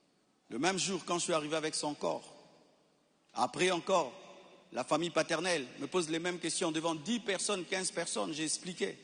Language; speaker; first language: French; non-native, local second language; Lingala